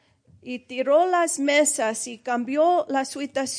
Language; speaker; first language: Spanish; early bilingual, heritage; Spanish